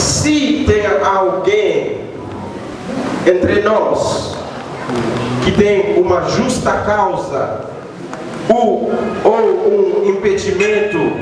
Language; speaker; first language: Portuguese; non-native, local second language; Haitian Creole